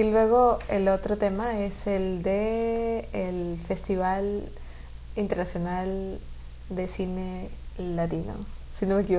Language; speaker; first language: Spanish; non-native, fluent; English